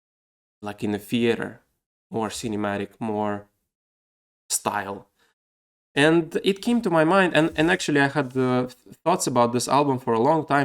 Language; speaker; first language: English; non-native, fluent; Russian